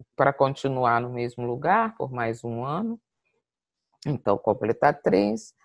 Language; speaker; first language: Portuguese; native; Portuguese